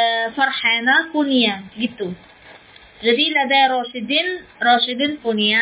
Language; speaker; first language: Arabic; non-native, fluent; Indonesian